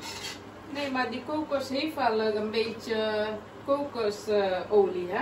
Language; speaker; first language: Dutch; non-native, local second language; Caribbean Hindustani